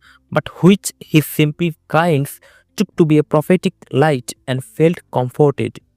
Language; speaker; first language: English; non-native, local second language; Bangla